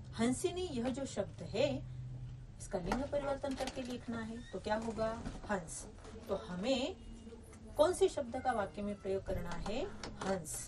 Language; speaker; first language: Hindi; non-native, local second language; Marathi